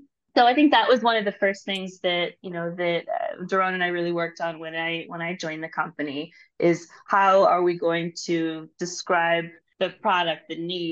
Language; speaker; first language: English; native; English